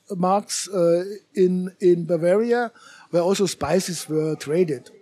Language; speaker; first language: English; non-native, fluent; German